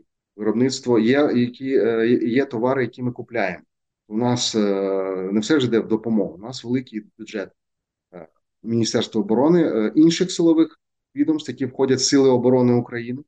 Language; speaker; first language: Ukrainian; native; Ukrainian